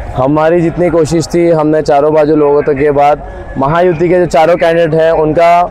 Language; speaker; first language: Hindi; native; Hindi